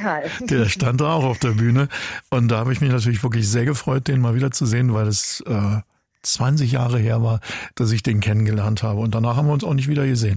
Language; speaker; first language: German; native; German